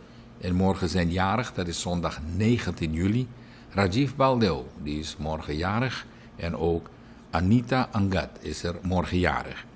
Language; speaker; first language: Dutch; native; Dutch